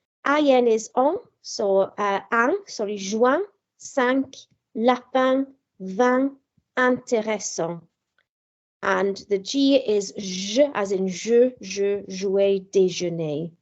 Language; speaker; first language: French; non-native, fluent; English